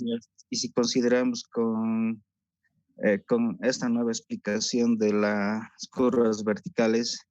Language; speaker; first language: Spanish; native; Spanish